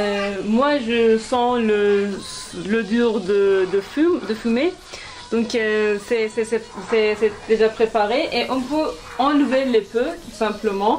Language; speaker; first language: French; non-native, fluent; Persian